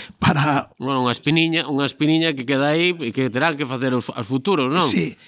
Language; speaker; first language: Galician; native; Galician